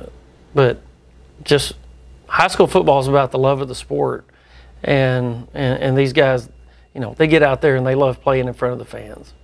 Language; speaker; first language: English; native; English